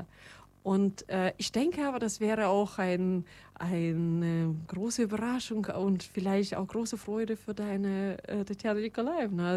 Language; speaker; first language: German; non-native, fluent; Russian